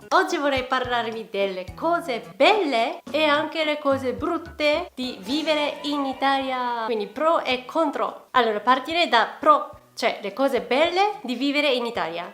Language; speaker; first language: Italian; non-native, fluent; Japanese